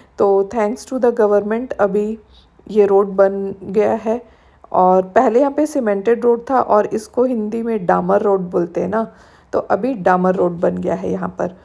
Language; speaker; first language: Hindi; native; Hindi